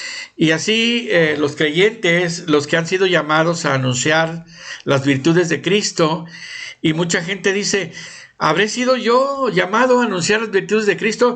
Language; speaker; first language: Spanish; native; Spanish